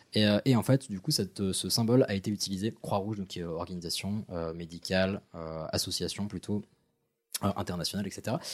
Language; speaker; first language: French; early bilingual, other home language; Arabic